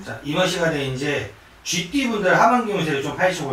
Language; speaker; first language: Korean; native; Korean